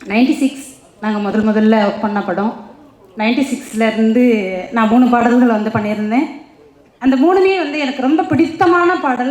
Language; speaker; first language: Tamil; native; Tamil